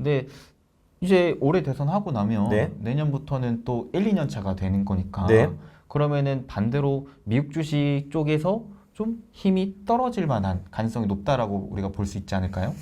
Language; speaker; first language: Korean; native; Korean